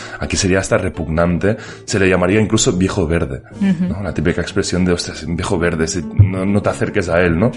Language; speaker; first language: Spanish; native; Spanish